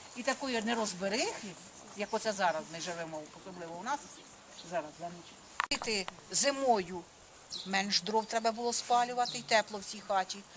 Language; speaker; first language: Ukrainian; native; Ukrainian